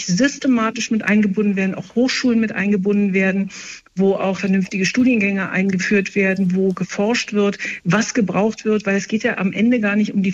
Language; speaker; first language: German; native; German